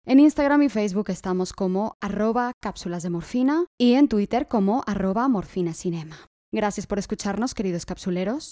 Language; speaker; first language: Spanish; native; Spanish